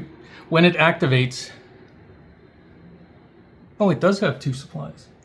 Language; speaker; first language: English; native; English